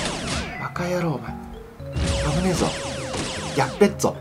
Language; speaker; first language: Japanese; native; Japanese